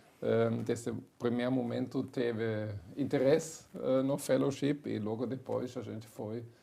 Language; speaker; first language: Portuguese; non-native, fluent; German